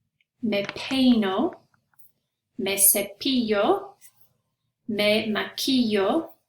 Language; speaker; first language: Spanish; non-native, fluent; English